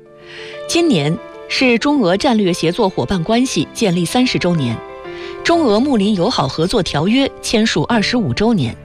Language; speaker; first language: Chinese; native; Chinese